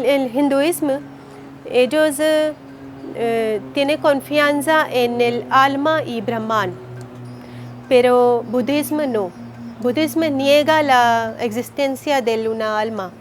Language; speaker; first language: Spanish; non-native, learner; Hindi